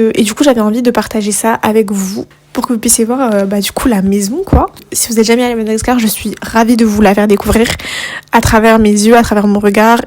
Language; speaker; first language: French; non-native, local second language; Malagasy